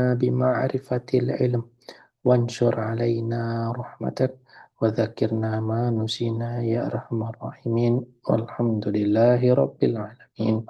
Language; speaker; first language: Arabic; non-native, fluent; Indonesian